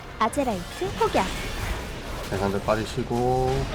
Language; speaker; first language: Korean; native; Korean